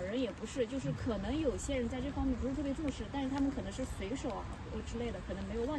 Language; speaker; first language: Chinese; native; Chinese